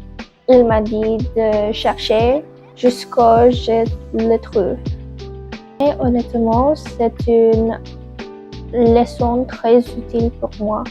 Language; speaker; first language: French; non-native, learner; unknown